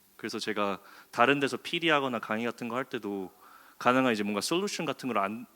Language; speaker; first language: Korean; early bilingual, heritage; Korean